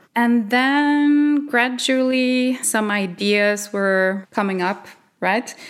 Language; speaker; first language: English; non-native, fluent; Norwegian